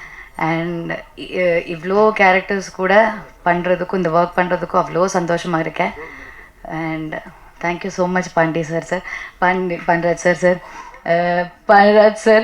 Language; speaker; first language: Tamil; non-native, learner; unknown